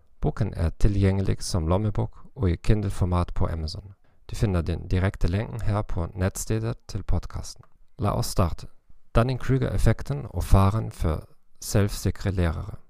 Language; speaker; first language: Norwegian; non-native, learner; German